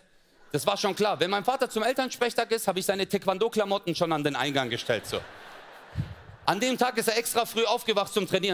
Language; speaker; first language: German; early bilingual, other home language; Turkish